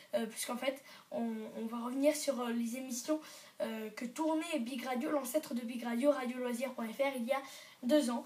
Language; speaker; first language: French; native; French